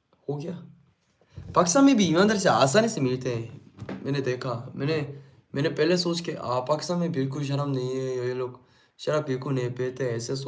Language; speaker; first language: Hindi; non-native, learner; Korean